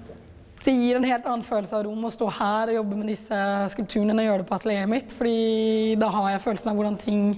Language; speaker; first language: Norwegian; native; Norwegian